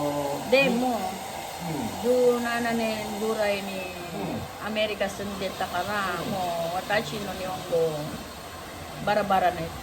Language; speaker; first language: Japanese; non-native, learner; Filipino